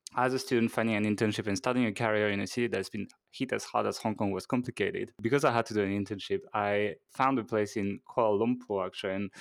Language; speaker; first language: English; non-native, fluent; French